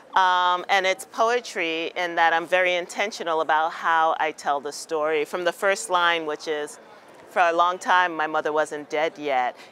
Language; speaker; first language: English; native; English